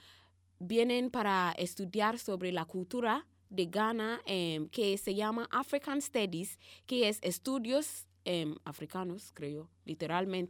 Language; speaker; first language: Spanish; non-native, learner; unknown